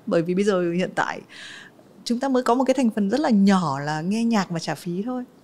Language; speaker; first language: Vietnamese; native; Vietnamese